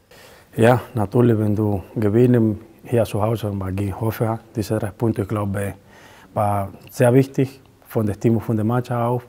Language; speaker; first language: German; non-native, learner; Spanish